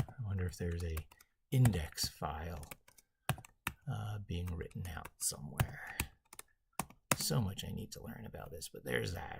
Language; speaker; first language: English; native; English